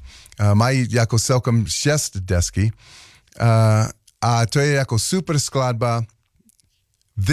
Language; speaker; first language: Czech; non-native, learner; English